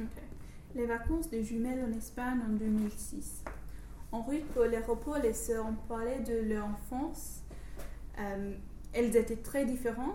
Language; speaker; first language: French; non-native, learner; English